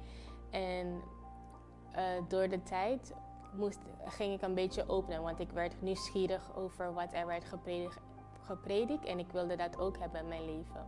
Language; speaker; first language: Dutch; non-native, fluent; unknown